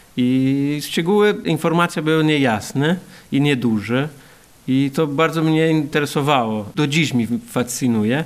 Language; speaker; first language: Polish; non-native, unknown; Portuguese